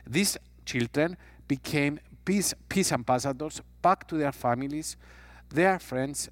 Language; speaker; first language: English; non-native, fluent; Greek